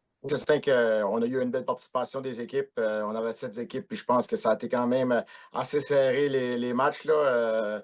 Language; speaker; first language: French; native; French